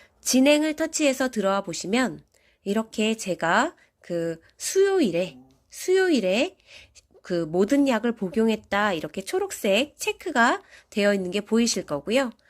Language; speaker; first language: Korean; native; Korean